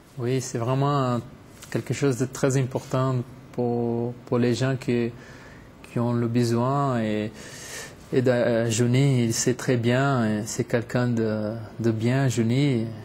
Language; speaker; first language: French; non-native, fluent; Portuguese